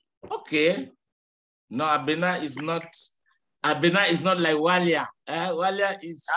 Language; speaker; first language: English; non-native, learner; Arabic